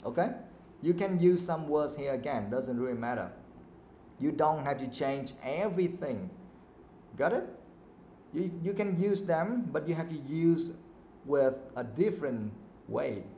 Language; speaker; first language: English; non-native, fluent; Vietnamese